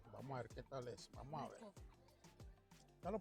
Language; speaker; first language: Spanish; native; Spanish